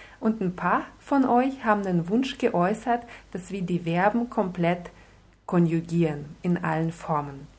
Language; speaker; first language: German; non-native, fluent; Russian